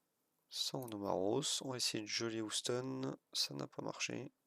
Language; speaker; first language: French; native; French